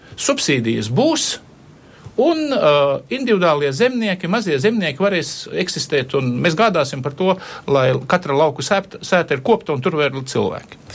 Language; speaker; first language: Latvian; native; Latvian